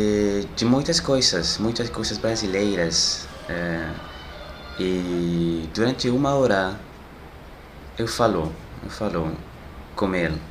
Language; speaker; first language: Portuguese; non-native, learner; French